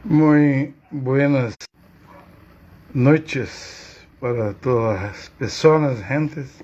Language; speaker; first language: Spanish; non-native, learner; Portuguese